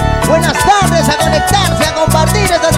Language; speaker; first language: Spanish; native; Spanish